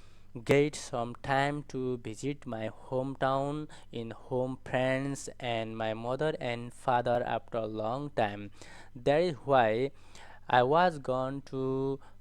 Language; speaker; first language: English; non-native, learner; Nepali